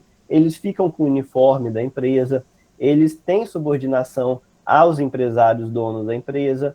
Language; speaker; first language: Portuguese; native; Portuguese